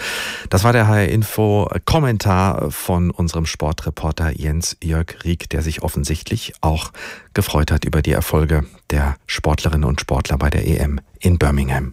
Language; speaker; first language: German; native; German